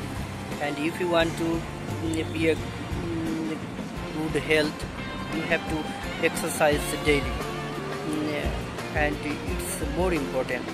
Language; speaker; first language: English; non-native, learner; Bangla